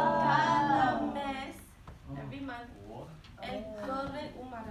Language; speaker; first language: Spanish; non-native, fluent; English